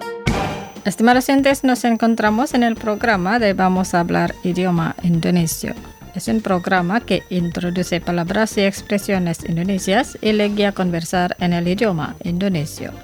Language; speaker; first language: Spanish; non-native, fluent; Indonesian